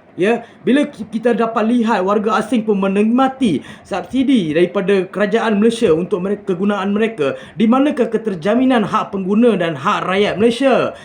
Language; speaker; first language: Malay; non-native, local second language; Tamil